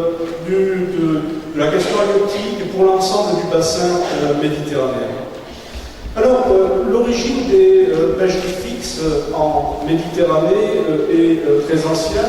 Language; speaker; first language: French; native; French